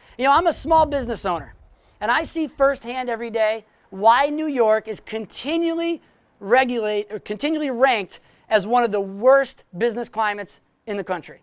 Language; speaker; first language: English; native; English